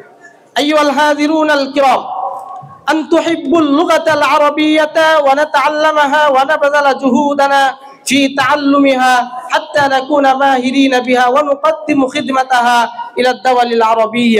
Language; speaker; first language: Arabic; non-native, learner; Bangla